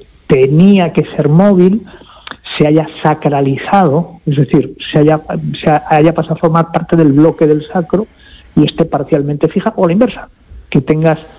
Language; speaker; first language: Spanish; native; Spanish